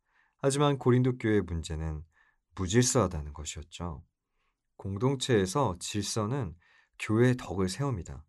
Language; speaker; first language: Korean; native; Korean